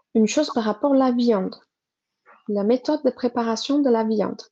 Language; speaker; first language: French; non-native, fluent; Portuguese